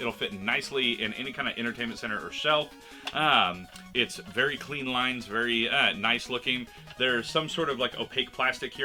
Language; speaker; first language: English; native; English